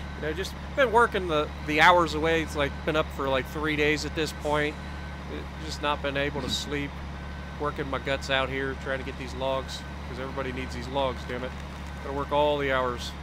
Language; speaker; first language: English; native; English